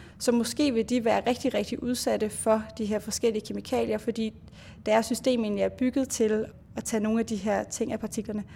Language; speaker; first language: Danish; native; Danish